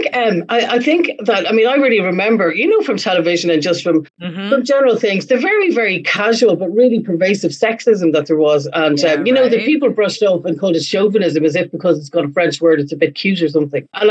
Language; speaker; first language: English; native; English